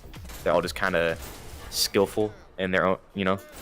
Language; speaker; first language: English; native; English